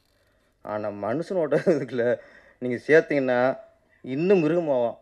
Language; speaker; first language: Tamil; native; Tamil